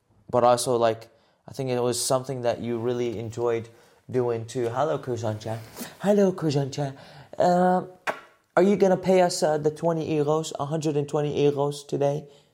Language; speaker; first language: English; native; English